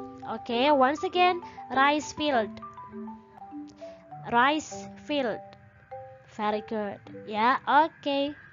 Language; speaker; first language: English; non-native, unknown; Indonesian